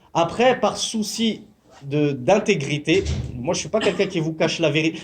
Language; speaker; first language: French; native; French